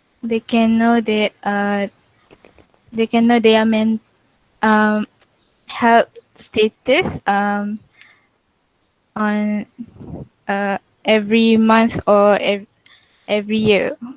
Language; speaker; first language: English; non-native, local second language; Malay